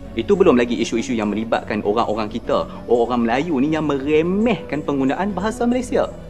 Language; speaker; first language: Malay; native; Malay